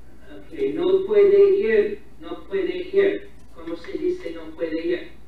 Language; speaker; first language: Spanish; non-native, fluent; English